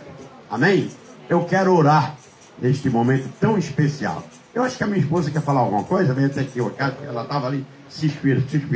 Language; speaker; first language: Portuguese; native; Portuguese